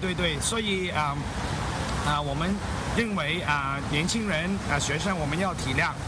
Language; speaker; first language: Chinese; non-native, local second language; Cantonese